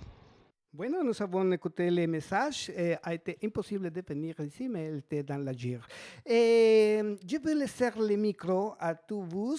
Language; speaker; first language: French; non-native, learner; Spanish